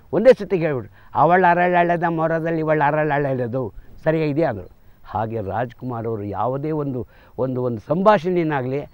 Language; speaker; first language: Kannada; native; Kannada